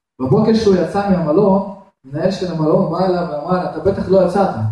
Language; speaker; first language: Hebrew; non-native, fluent; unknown